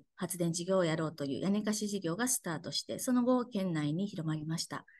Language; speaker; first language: Japanese; native; Japanese